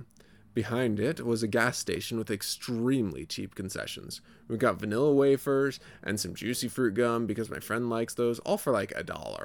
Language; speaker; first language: English; native; English